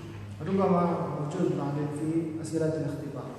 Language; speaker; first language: Arabic; non-native, fluent; Indonesian